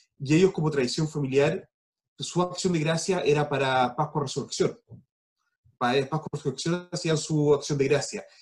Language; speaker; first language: Spanish; early bilingual, heritage; Spanish